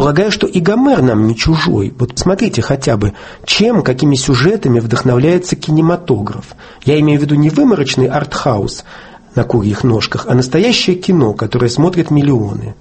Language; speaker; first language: Russian; native; Russian